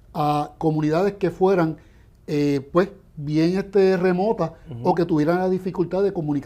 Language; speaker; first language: Spanish; native; Spanish